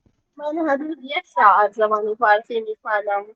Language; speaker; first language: Persian; non-native, learner; Urdu